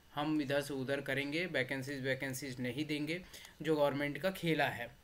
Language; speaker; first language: Hindi; native; Hindi